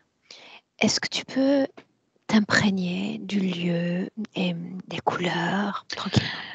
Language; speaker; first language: French; native; French